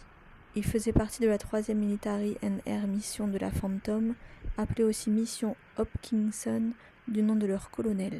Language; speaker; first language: French; native; French